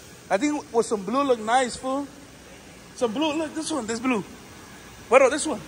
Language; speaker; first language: English; early bilingual, other home language; Spanish